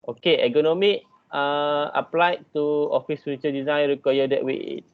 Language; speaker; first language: English; non-native, local second language; Malay